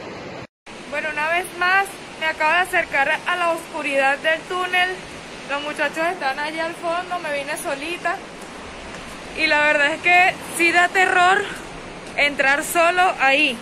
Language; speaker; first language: Spanish; native; Spanish